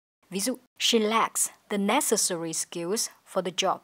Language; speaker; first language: English; non-native, fluent; Vietnamese